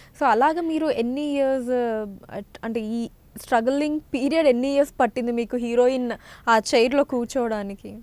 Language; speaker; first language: Telugu; native; Telugu